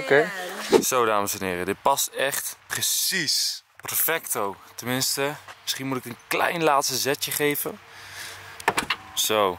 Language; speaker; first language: Dutch; native; Dutch